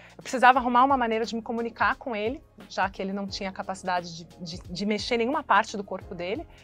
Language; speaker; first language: Portuguese; native; Portuguese